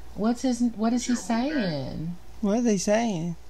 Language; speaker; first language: English; native; English